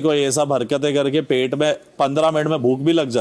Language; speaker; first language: Hindi; native; Hindi